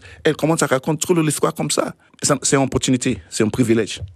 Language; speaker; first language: French; non-native, fluent; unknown